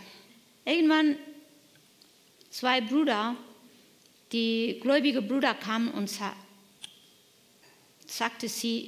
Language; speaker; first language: German; non-native, learner; Nepali